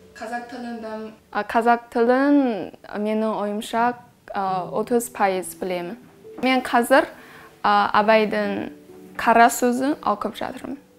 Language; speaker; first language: Kazakh; non-native, learner; Chinese